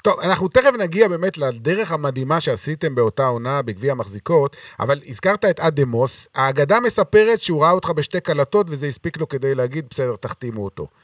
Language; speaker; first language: Hebrew; native; Hebrew